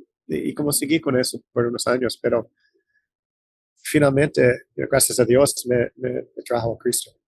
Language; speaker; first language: Spanish; non-native, fluent; English